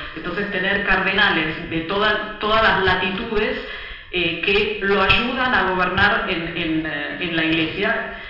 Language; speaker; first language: Spanish; early bilingual, other home language; Italian